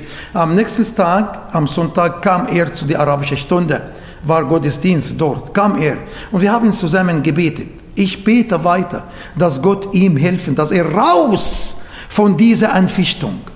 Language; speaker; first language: German; non-native, fluent; Arabic